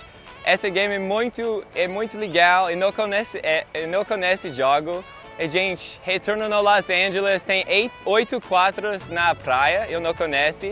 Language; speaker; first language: Portuguese; non-native, learner; English